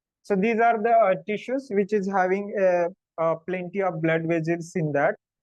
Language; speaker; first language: English; non-native, local second language; Telugu